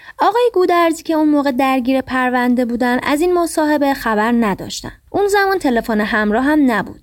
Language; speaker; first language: Persian; native; Persian